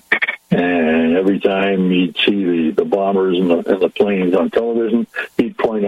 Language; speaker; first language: English; native; English